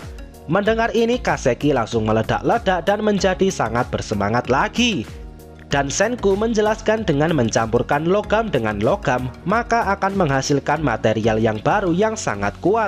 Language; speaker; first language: Indonesian; native; Indonesian